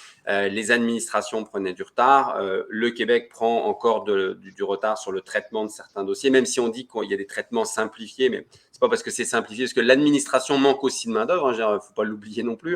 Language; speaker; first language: French; native; French